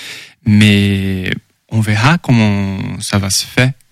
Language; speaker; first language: French; non-native, fluent; Portuguese